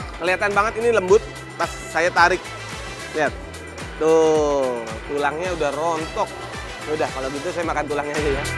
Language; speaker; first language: Indonesian; native; Indonesian